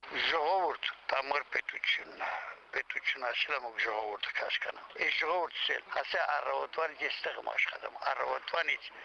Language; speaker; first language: Armenian; native; Armenian